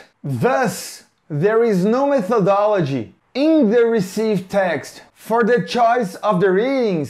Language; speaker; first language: English; non-native, fluent; Portuguese